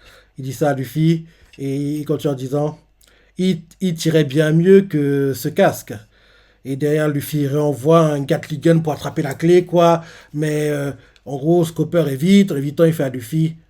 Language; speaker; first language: French; native; French